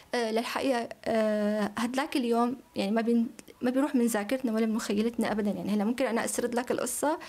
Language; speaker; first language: Arabic; native; Arabic